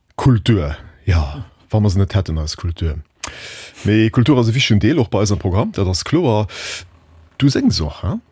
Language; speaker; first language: Luxembourgish; native; Luxembourgish